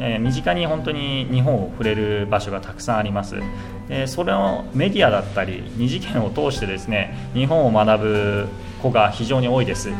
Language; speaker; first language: Japanese; native; Japanese